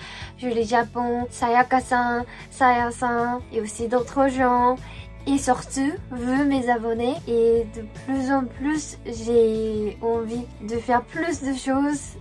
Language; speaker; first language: French; non-native, fluent; Japanese